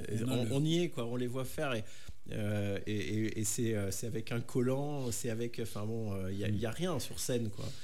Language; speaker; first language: French; native; French